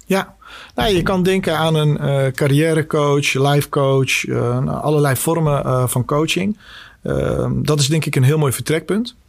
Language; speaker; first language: Dutch; early bilingual, other home language; Albanian